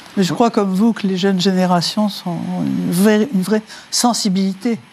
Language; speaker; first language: French; native; French